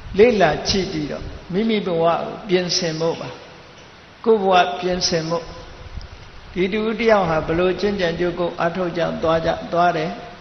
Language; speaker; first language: Burmese; native; Burmese